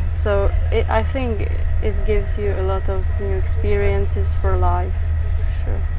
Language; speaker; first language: English; non-native, fluent; Czech